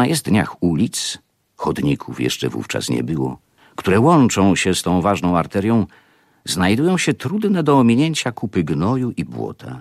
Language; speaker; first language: Polish; native; Polish